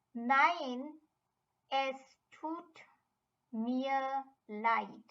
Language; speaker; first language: German; non-native, fluent; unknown